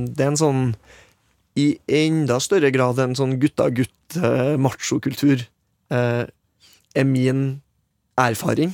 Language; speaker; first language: Norwegian; native; Norwegian